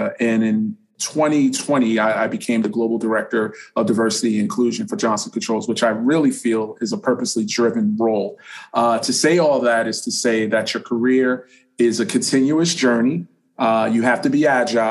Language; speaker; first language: English; native; English